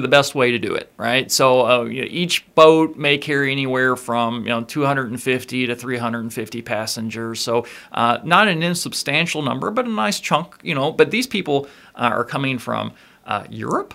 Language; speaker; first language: English; native; English